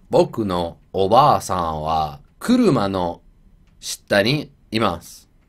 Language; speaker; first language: Japanese; non-native, learner; English